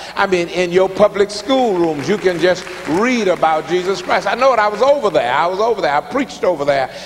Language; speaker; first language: English; native; English